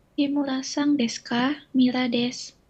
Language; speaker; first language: Japanese; non-native, learner; Indonesian